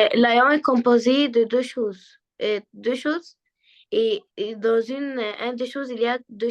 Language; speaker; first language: French; non-native, learner; Arabic